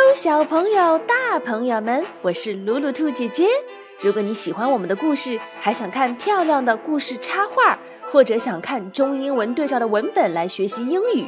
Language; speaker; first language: Chinese; native; Chinese